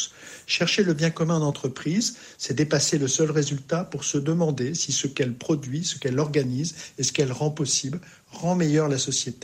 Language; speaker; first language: French; native; French